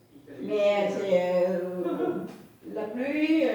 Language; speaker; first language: French; non-native, learner; Vietnamese